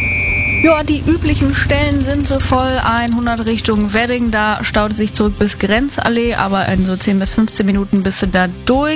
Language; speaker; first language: German; native; German